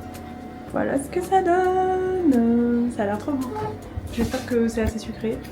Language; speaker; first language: French; native; French